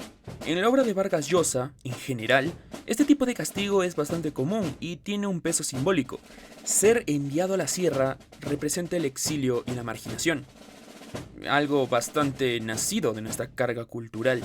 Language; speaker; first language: Spanish; native; Spanish